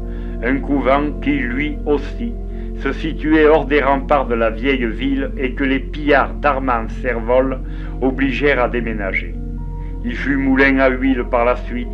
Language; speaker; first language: French; native; French